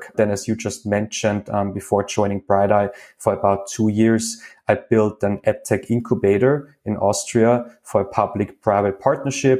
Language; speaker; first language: English; non-native, fluent; German